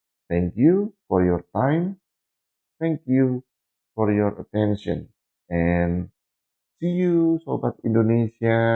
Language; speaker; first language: English; non-native, learner; Indonesian